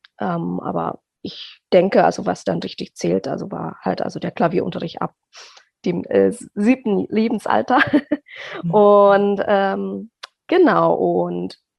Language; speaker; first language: German; non-native, fluent; Indonesian